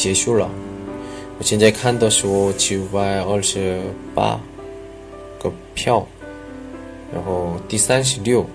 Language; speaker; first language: Chinese; non-native, learner; Korean